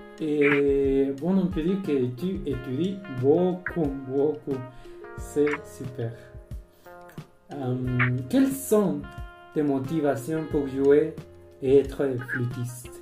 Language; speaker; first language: French; non-native, fluent; Spanish